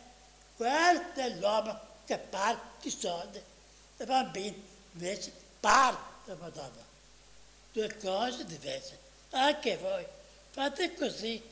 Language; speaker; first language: Italian; non-native, fluent; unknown